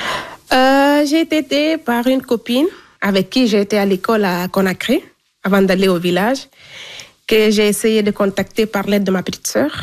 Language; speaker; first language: French; non-native, local second language; Fula